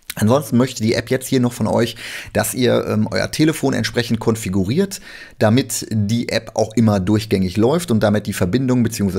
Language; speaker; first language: German; native; German